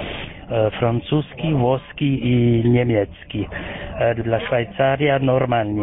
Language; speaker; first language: Polish; non-native, learner; French